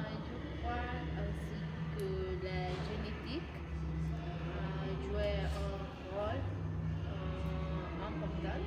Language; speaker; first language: French; non-native, learner; Spanish